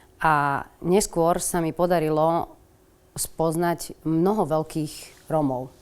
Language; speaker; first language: Slovak; native; Slovak